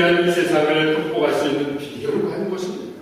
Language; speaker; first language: Korean; native; Korean